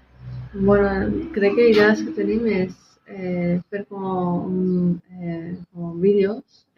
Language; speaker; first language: Catalan; non-native, local second language; Spanish